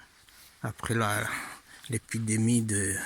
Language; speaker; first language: French; non-native, fluent; Italian